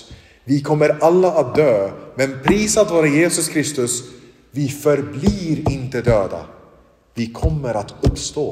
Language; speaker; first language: Swedish; non-native, local second language; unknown